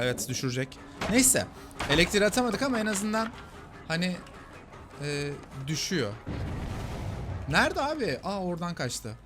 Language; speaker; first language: Turkish; native; Turkish